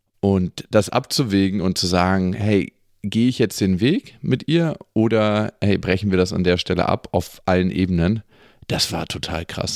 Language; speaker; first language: German; native; German